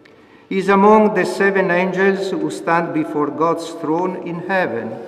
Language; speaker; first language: English; non-native, fluent; Italian